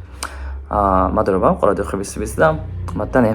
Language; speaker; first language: Georgian; non-native, fluent; Japanese